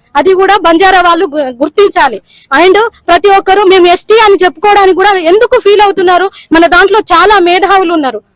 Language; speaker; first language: Telugu; non-native, local second language; Lambadi